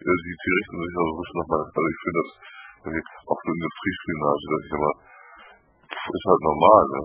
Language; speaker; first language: German; native; German